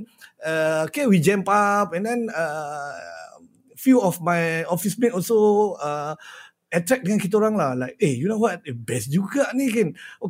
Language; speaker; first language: English; non-native, local second language; Malay